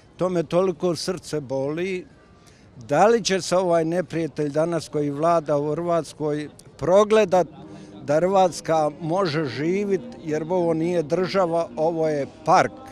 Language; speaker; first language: Croatian; native; Croatian